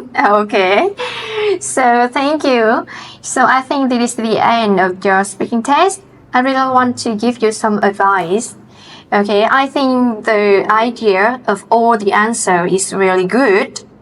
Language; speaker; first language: English; non-native, fluent; Vietnamese